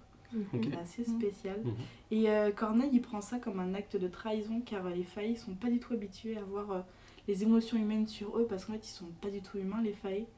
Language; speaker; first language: French; native; French